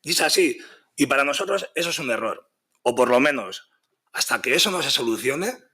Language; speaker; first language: Spanish; native; Spanish